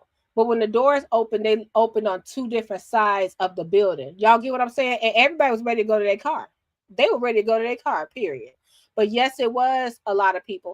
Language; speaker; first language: English; native; English